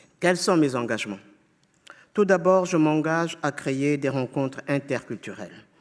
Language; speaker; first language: French; non-native, fluent; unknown